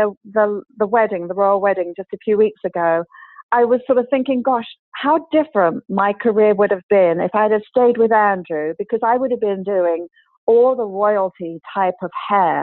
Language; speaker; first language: English; native; English